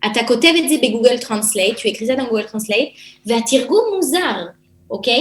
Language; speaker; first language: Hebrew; non-native, fluent; French